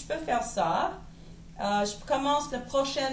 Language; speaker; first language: French; non-native, learner; English